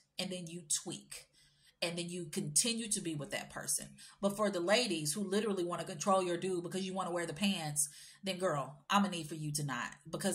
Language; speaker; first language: English; native; English